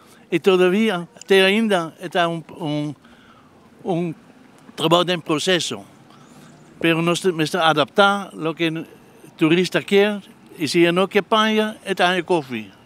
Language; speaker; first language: Spanish; non-native, learner; Papiamento